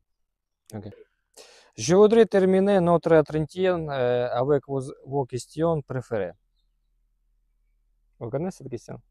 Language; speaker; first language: French; non-native, learner; Russian